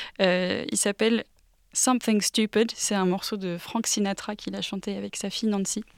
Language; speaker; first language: French; early bilingual, other home language; English